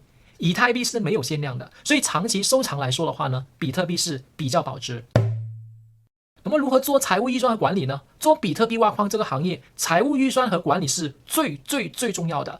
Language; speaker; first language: Chinese; early bilingual, heritage; Chinese